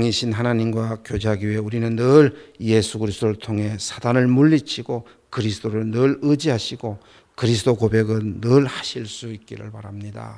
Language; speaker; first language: Korean; native; Korean